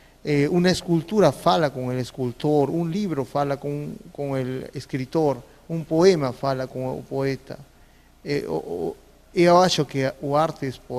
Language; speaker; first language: Portuguese; non-native, fluent; Spanish